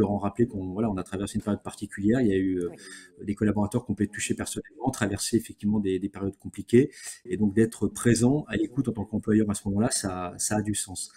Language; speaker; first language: French; native; French